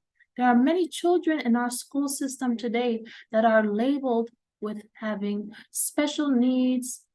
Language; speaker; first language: English; native; English